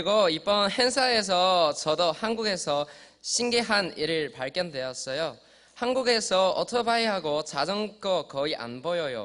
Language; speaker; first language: Korean; non-native, learner; Chinese